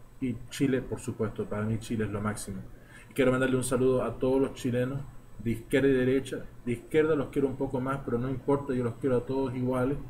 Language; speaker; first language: Spanish; early bilingual, heritage; Spanish